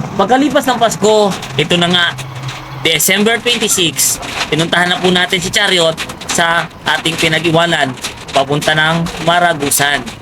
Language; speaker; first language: Filipino; native; Filipino